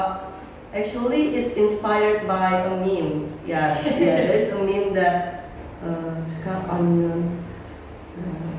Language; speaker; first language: English; non-native, learner; Indonesian